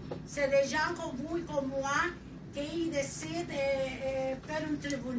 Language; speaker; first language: French; non-native, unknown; Spanish